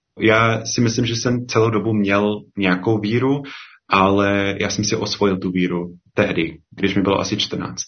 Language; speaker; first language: Czech; non-native, fluent; English